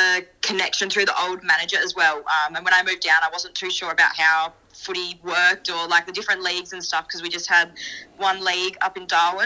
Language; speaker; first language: English; native; English